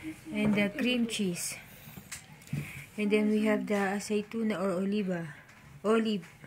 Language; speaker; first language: English; non-native, local second language; Filipino